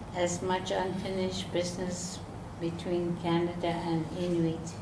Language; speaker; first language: English; native; English